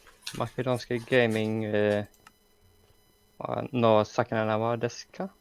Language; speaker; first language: Japanese; non-native, learner; English